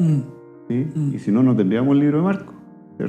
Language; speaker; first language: Spanish; native; Spanish